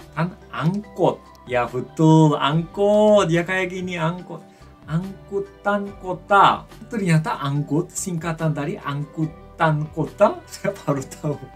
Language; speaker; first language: Indonesian; non-native, fluent; Korean